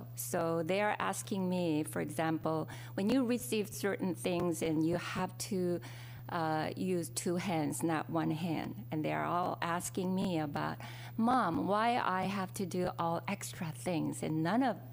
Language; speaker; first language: English; non-native, fluent; Korean